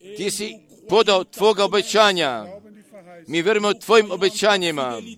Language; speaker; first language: Croatian; non-native, fluent; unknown